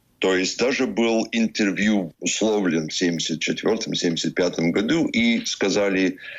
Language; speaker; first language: Russian; early bilingual, heritage; English